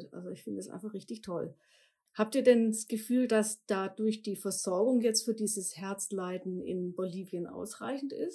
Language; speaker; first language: German; native; German